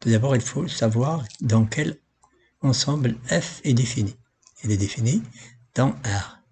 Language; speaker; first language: French; non-native, local second language; Arabic